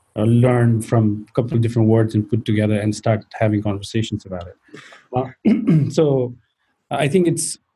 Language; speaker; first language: English; non-native, local second language; Nepali